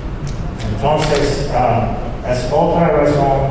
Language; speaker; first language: Spanish; non-native, fluent; English